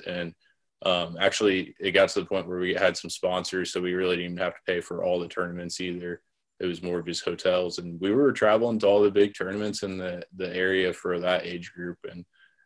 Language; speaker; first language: English; native; English